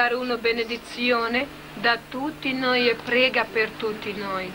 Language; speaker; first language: Italian; non-native, learner; Croatian